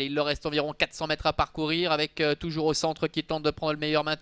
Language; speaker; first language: French; native; French